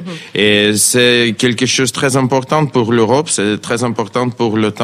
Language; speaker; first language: French; non-native, learner; Ukrainian